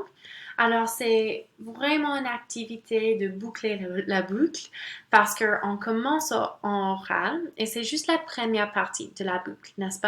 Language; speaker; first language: French; non-native, local second language; English